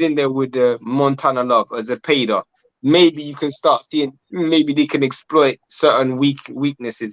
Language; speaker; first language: English; native; English